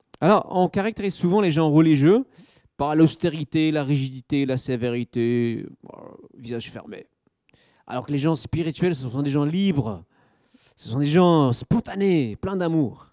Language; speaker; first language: French; native; French